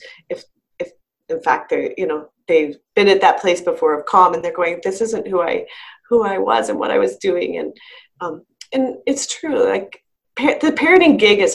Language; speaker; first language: English; native; English